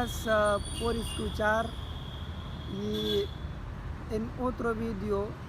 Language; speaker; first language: Spanish; non-native, learner; Urdu